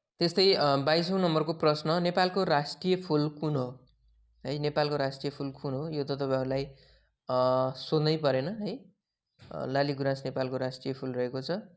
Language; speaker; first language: Nepali; native; Nepali